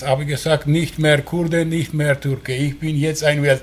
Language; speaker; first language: German; non-native, learner; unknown